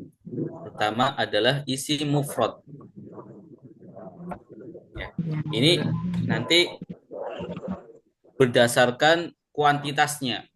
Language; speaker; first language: Indonesian; native; Indonesian